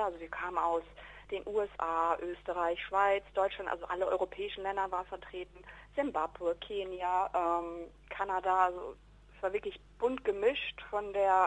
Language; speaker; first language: German; native; German